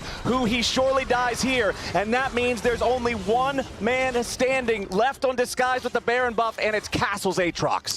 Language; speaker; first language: English; native; English